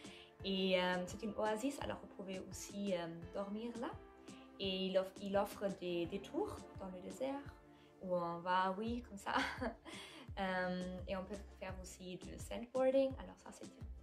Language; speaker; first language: French; non-native, fluent; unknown